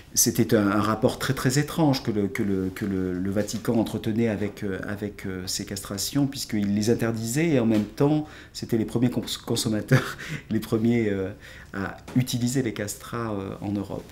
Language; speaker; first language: French; native; French